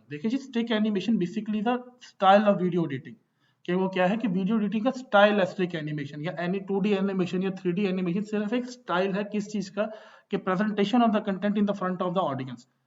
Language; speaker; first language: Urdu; non-native, local second language; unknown